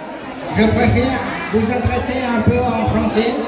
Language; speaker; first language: French; non-native, fluent; Khmer